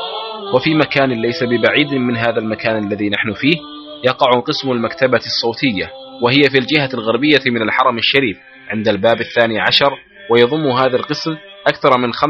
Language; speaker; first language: Arabic; native; Arabic